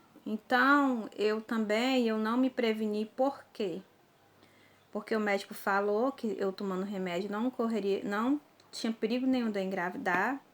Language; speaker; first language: Portuguese; native; Portuguese